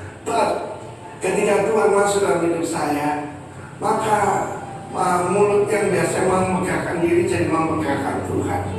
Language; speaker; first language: Indonesian; native; Indonesian